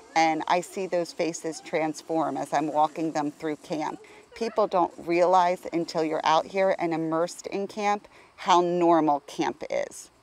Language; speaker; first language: English; native; English